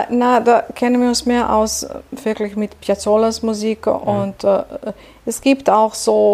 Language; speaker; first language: German; non-native, fluent; Serbian